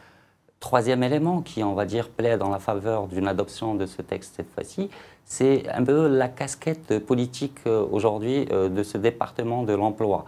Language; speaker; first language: French; non-native, local second language; Arabic